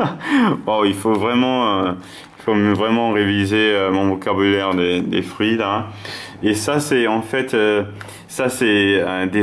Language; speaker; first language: French; non-native, fluent; German